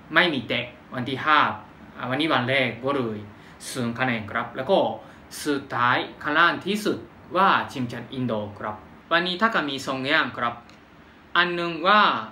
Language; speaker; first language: Thai; non-native, fluent; Japanese